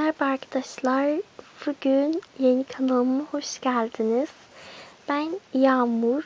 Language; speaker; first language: Turkish; early bilingual, heritage; Turkish